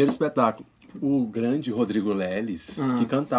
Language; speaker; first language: Portuguese; native; Portuguese